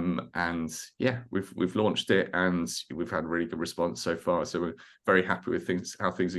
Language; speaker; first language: English; native; English